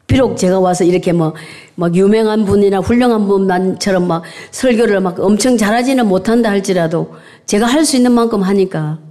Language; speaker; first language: Korean; native; Korean